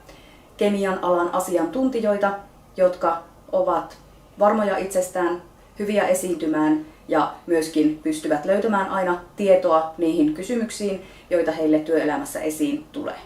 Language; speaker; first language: Finnish; native; Finnish